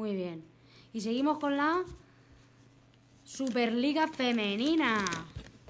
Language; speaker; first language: Spanish; native; Spanish